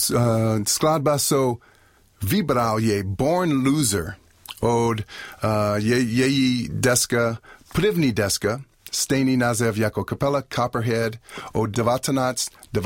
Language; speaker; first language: Czech; non-native, learner; English